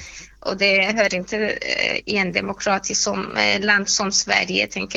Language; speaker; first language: Swedish; non-native, fluent; Persian